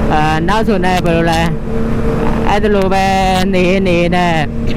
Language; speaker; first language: Burmese; non-native, learner; Thai